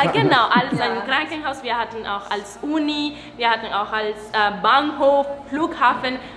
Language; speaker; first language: German; non-native, fluent; Spanish